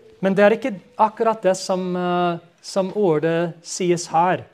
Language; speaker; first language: Norwegian; non-native, fluent; English